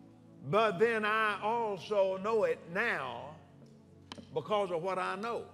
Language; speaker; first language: English; native; English